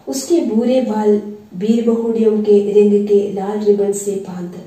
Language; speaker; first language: Hindi; non-native, local second language; Malayalam